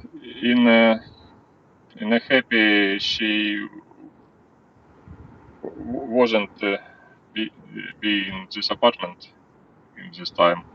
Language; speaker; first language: English; non-native, learner; Ukrainian